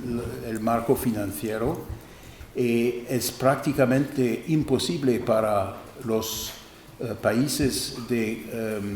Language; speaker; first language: Spanish; non-native, fluent; German